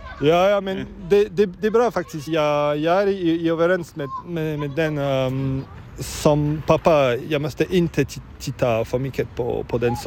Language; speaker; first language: Swedish; non-native, learner; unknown